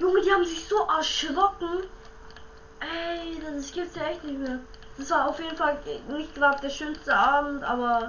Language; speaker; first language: German; native; German